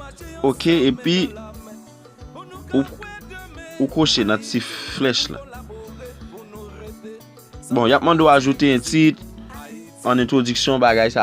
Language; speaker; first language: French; non-native, learner; Haitian Creole